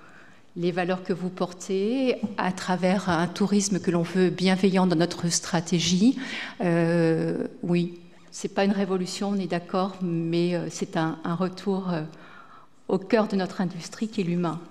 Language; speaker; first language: French; native; French